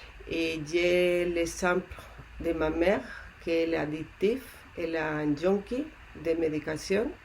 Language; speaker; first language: French; non-native, learner; Spanish